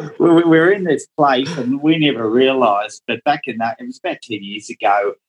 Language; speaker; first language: English; non-native, local second language; Dutch